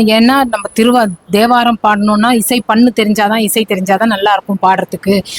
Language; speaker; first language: Tamil; non-native, local second language; Telugu